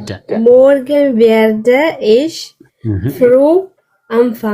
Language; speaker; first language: German; non-native, learner; Amharic